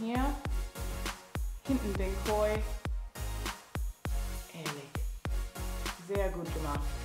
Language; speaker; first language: German; non-native, learner; English